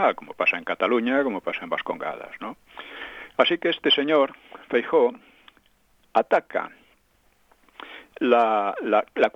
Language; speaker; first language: Spanish; non-native, local second language; Galician